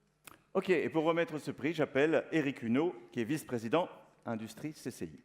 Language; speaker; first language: French; native; French